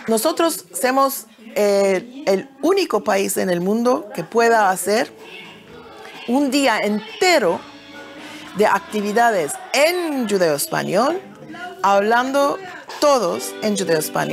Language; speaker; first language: Spanish; early bilingual, heritage; Ladino